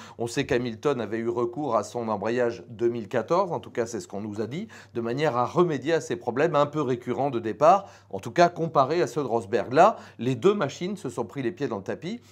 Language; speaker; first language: French; native; French